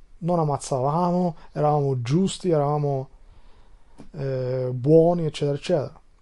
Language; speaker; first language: Italian; non-native, fluent; Albanian